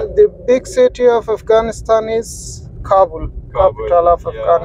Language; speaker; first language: English; non-native, learner; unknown